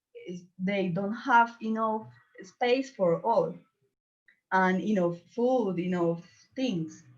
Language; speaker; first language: English; non-native, learner; Spanish